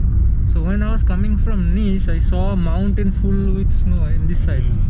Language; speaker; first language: English; non-native, local second language; Hindi